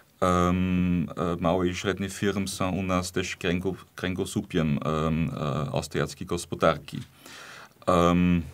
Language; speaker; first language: Polish; non-native, fluent; German